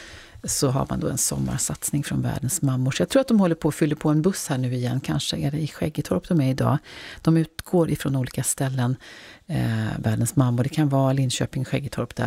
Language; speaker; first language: Swedish; native; Swedish